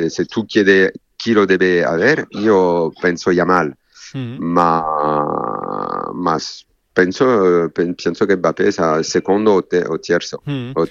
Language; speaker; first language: Spanish; non-native, learner; French